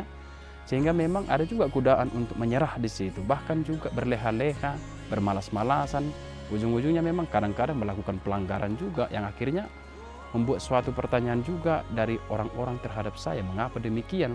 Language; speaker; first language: Indonesian; native; Indonesian